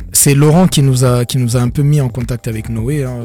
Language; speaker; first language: French; non-native, local second language; Kinyarwanda